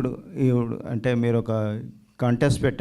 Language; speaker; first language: Telugu; native; Telugu